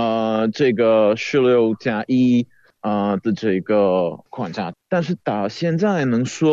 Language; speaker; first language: Chinese; non-native, fluent; Czech